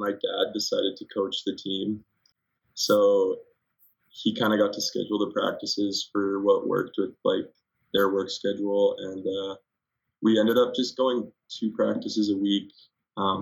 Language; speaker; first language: English; native; English